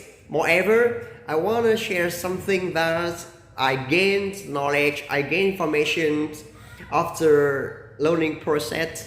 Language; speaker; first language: English; non-native, learner; Vietnamese